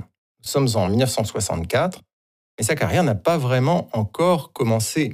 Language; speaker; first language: French; native; French